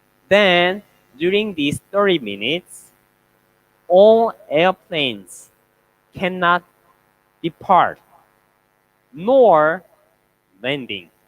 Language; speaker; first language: English; non-native, learner; Korean